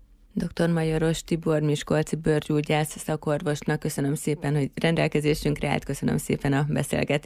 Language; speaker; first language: Hungarian; native; Hungarian